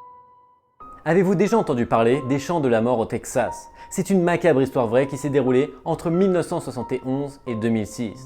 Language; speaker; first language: French; native; French